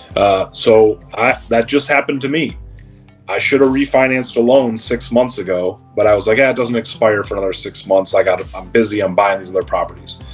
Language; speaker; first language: English; native; English